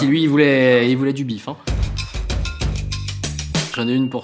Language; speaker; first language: French; native; French